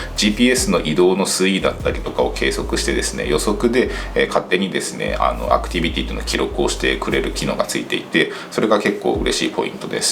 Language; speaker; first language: Japanese; native; Japanese